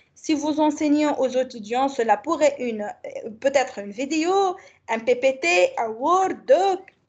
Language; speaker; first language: French; non-native, local second language; Arabic